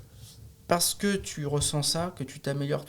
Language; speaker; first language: French; native; French